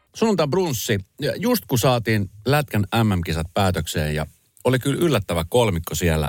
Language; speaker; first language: Finnish; early bilingual, other home language; Spanish